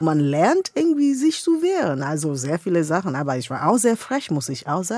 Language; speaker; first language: German; non-native, fluent; Igbo